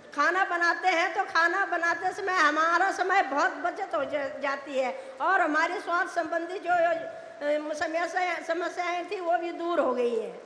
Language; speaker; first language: Hindi; native; Hindi